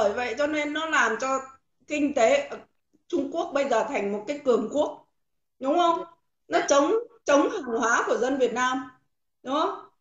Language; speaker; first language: Vietnamese; native; Vietnamese